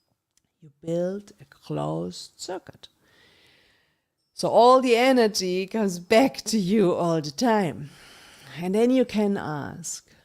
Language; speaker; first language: English; non-native, fluent; German